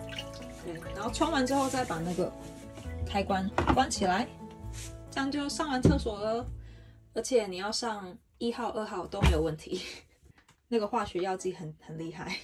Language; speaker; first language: Chinese; native; Chinese